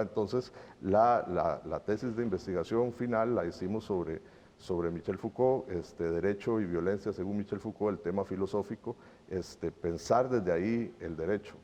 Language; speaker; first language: Spanish; native; Spanish